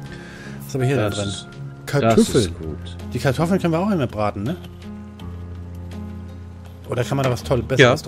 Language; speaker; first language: German; native; German